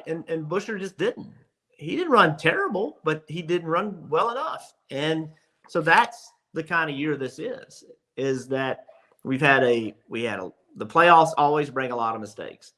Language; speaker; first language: English; native; English